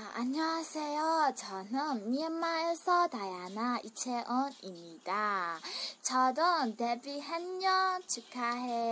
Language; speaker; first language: Korean; non-native, learner; Burmese